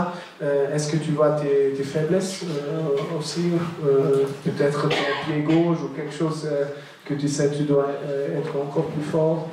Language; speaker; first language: French; non-native, local second language; German